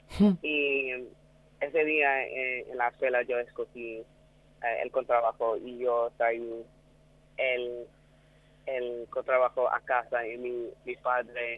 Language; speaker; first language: Spanish; non-native, learner; English